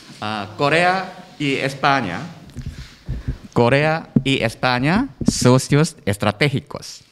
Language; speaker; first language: Spanish; non-native, learner; Korean